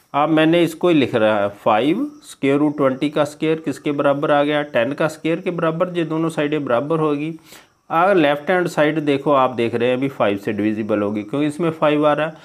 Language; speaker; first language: Hindi; non-native, local second language; Punjabi